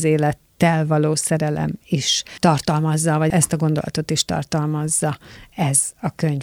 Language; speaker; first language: Hungarian; native; Hungarian